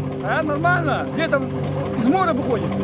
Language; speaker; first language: Russian; native; Russian